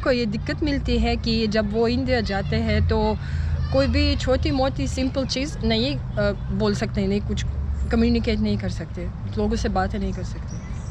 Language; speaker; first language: Hindi; non-native, fluent; Russian